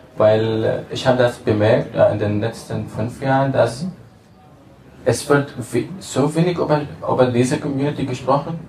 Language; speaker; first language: German; non-native, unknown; Arabic